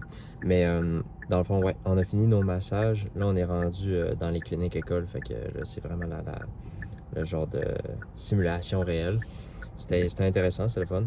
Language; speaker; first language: French; native; French